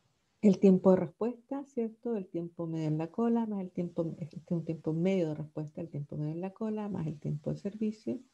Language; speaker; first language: Spanish; native; Spanish